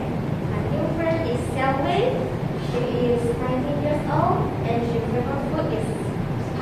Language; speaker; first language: English; non-native, learner; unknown